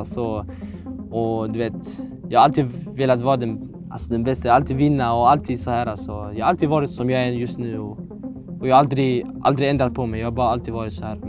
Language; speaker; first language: Swedish; early bilingual, other home language; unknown